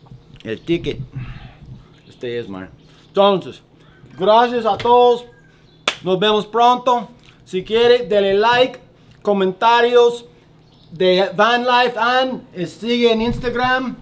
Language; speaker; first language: Spanish; non-native, learner; English